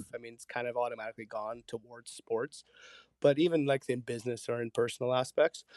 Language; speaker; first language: English; early bilingual, other home language; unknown